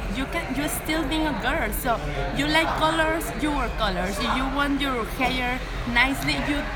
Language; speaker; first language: English; non-native, fluent; Spanish